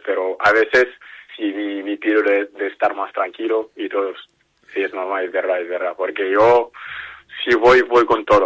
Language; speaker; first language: Spanish; non-native, learner; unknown